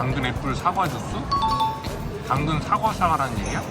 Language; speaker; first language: Korean; native; Korean